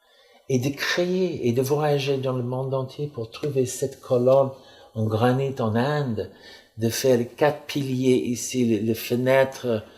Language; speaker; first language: French; non-native, fluent; English